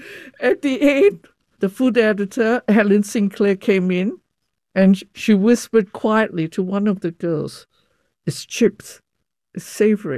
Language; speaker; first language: English; non-native, fluent; Cantonese